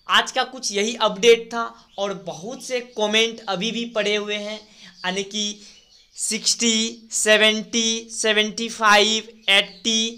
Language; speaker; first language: Hindi; native; Hindi